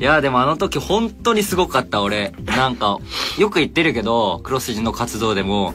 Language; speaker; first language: Japanese; non-native, fluent; Korean